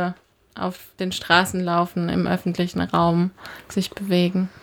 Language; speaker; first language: German; native; German